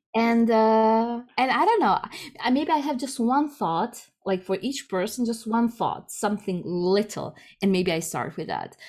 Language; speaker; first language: English; non-native, fluent; Croatian